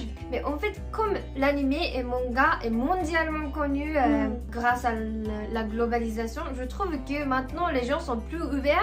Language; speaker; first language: French; non-native, fluent; Japanese